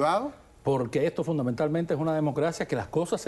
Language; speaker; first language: Spanish; native; Spanish